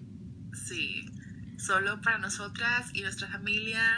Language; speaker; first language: Spanish; early bilingual, other home language; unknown